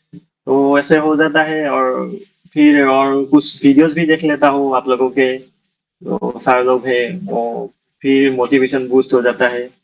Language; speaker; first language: Hindi; non-native, local second language; Assamese